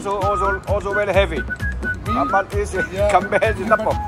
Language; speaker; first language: English; non-native, learner; Chinese